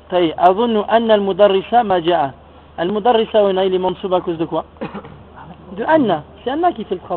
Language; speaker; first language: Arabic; non-native, fluent; French